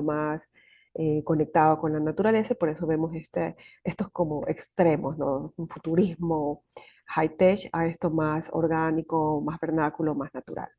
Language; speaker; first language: Spanish; native; Spanish